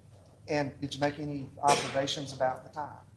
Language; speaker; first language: English; native; English